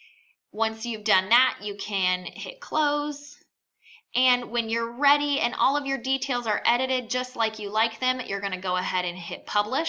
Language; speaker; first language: English; native; English